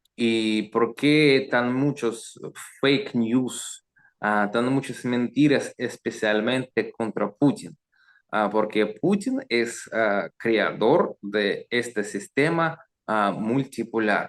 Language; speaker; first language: Spanish; non-native, learner; Russian